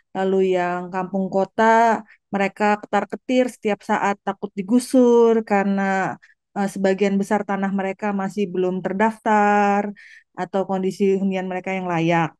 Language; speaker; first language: Indonesian; native; Indonesian